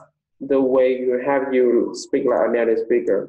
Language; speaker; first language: English; non-native, fluent; Vietnamese